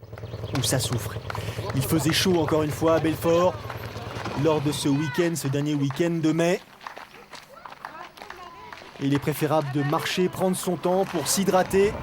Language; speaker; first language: French; native; French